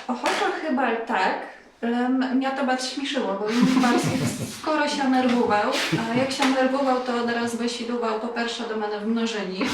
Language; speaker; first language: Polish; non-native, local second language; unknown